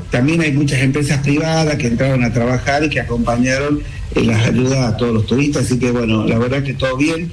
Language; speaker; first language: Spanish; native; Spanish